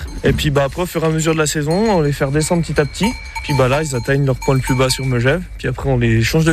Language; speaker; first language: French; native; French